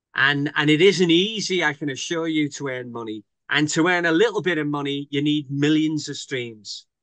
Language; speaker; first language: English; native; English